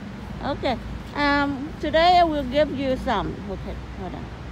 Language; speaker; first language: English; non-native, learner; Vietnamese